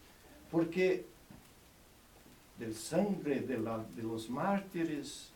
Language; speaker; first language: Spanish; non-native, fluent; Portuguese